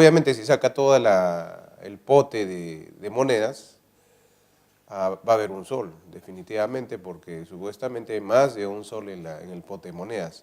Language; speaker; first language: Spanish; native; Spanish